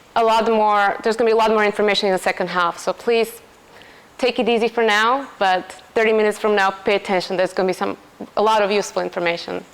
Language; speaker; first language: English; non-native, fluent; Slovak